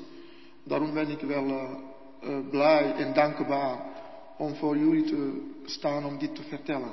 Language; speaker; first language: Dutch; non-native, learner; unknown